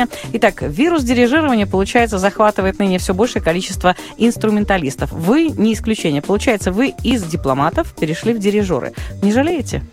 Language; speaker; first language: Russian; native; Russian